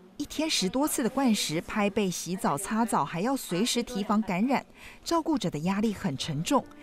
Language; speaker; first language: Chinese; native; Chinese